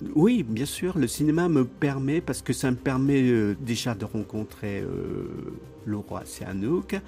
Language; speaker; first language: French; early bilingual, other home language; Khmer